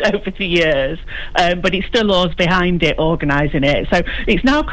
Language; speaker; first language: English; native; English